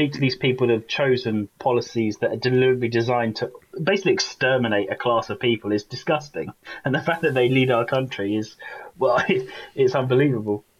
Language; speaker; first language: English; native; English